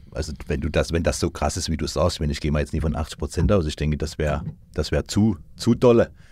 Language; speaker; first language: German; native; German